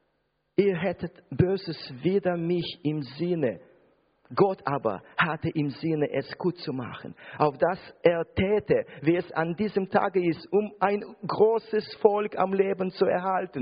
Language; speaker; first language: German; non-native, fluent; Russian